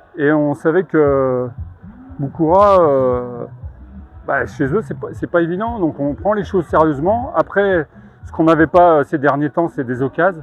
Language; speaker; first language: French; native; French